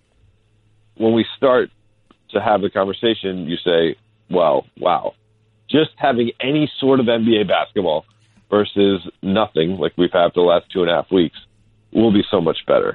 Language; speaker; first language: English; native; English